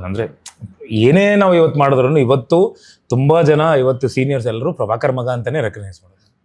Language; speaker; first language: Kannada; native; Kannada